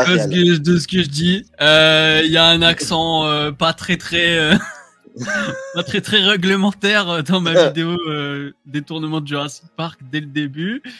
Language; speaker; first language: French; native; French